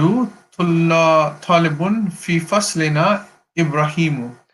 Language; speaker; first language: Arabic; non-native, learner; English